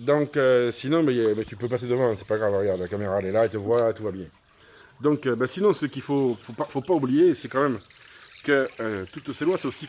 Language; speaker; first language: French; native; French